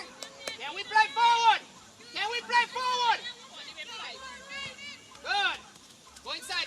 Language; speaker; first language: English; native; English